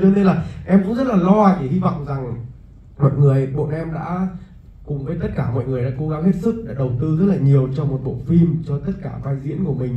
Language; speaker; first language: Vietnamese; native; Vietnamese